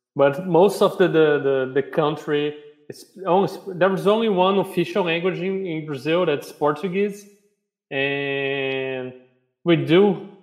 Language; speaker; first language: English; non-native, fluent; Portuguese